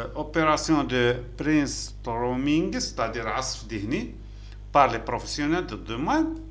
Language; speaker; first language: French; non-native, local second language; Arabic